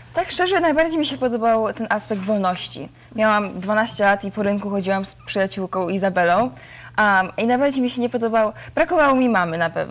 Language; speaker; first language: Polish; early bilingual, other home language; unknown